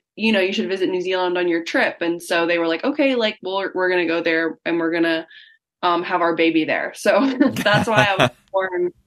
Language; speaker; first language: English; native; English